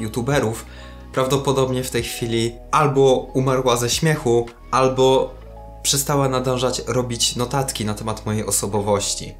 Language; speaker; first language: Polish; native; Polish